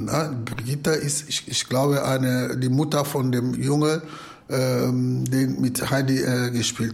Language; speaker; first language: German; non-native, fluent; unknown